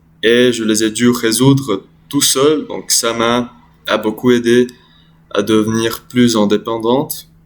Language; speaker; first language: French; non-native, learner; English